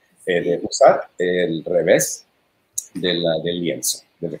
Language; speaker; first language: Spanish; non-native, fluent; Italian